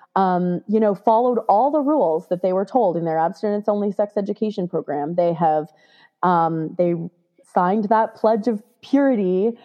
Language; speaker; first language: English; native; English